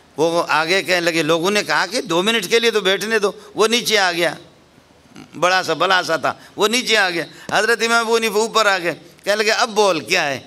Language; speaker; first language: Urdu; non-native, local second language; Baluchi